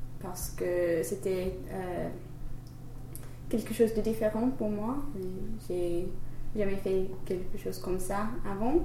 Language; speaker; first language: French; non-native, learner; English